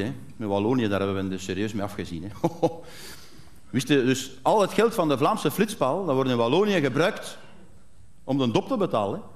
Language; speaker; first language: Dutch; native; Dutch